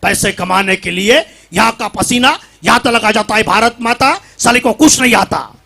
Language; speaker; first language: Hindi; non-native, local second language; Marathi